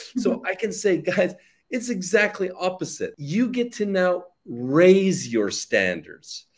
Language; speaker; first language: English; native; English